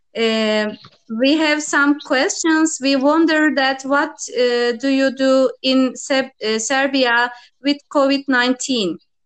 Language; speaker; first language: English; non-native, learner; Turkish